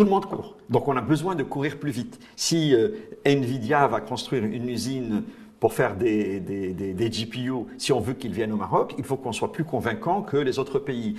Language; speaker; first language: French; non-native, local second language; Arabic